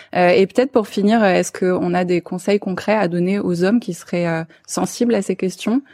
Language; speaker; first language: French; native; French